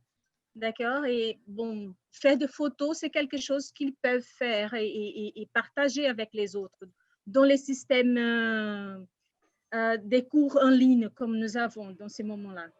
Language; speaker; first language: French; non-native, fluent; Portuguese